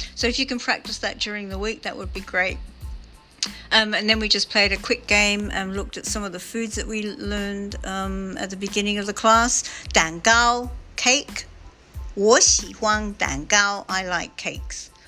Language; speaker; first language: English; native; English